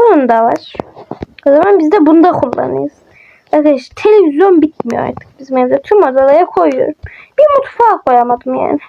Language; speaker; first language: Turkish; native; Turkish